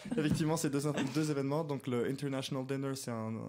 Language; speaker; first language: French; native; French